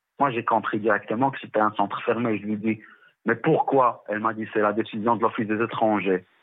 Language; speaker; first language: French; non-native, local second language; Arabic